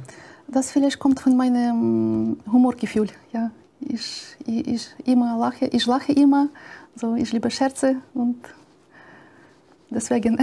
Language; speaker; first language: German; non-native, learner; Ukrainian